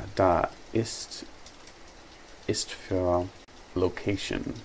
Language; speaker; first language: German; non-native, learner; English